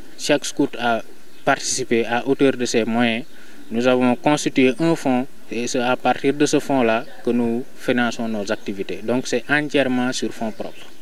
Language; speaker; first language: French; non-native, local second language; Serer